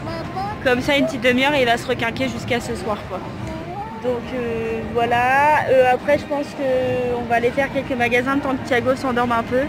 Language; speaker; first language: French; native; French